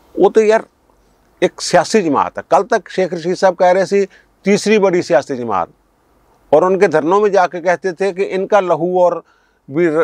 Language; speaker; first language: Urdu; non-native, local second language; Punjabi